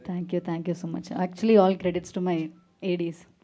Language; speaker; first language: Telugu; non-native, learner; Malayalam